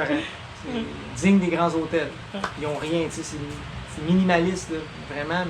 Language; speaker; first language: French; native; French